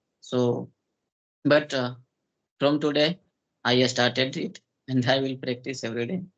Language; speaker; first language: English; non-native, local second language; Hindi